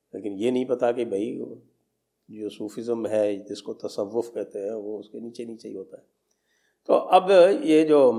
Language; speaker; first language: Hindi; native; Hindi